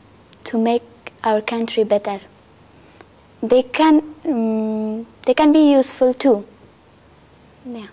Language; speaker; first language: English; non-native, learner; Persian